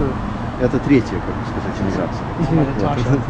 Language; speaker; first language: Russian; early bilingual, heritage; Russian